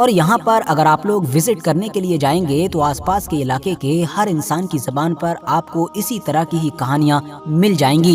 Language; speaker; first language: Hindi; native; Hindi